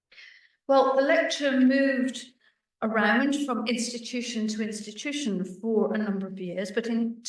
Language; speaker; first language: English; native; English